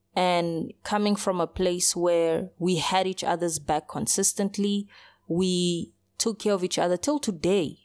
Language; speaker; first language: English; early bilingual, other home language; Portuguese